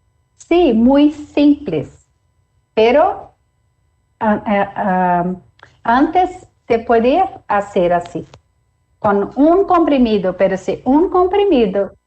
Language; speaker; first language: Spanish; non-native, fluent; Portuguese